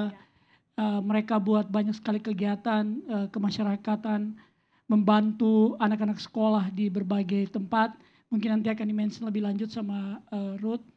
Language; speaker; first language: Indonesian; native; Indonesian